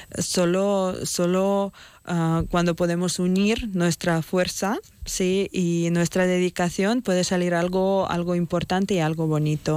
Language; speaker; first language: Spanish; non-native, fluent; Ukrainian